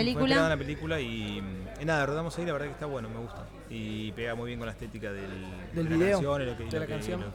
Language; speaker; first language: Spanish; native; Spanish